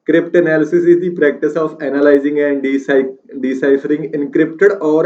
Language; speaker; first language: English; non-native, local second language; Punjabi